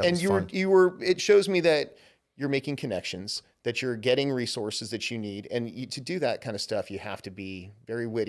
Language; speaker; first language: English; native; English